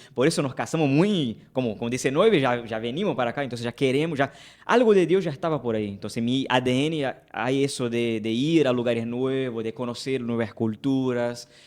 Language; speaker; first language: Spanish; non-native, fluent; Portuguese